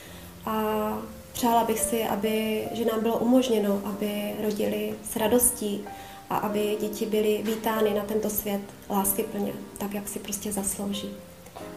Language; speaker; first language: Czech; native; Czech